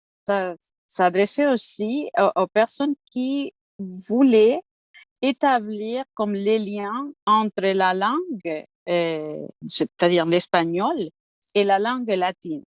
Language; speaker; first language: French; non-native, fluent; Spanish